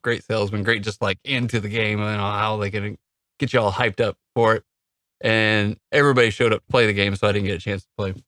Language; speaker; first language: English; native; English